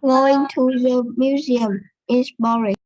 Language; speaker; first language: English; non-native, learner; Vietnamese